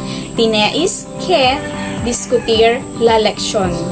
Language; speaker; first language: Spanish; non-native, learner; Filipino